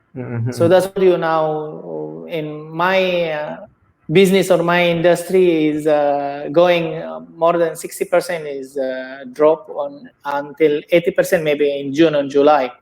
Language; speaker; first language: English; non-native, learner; Indonesian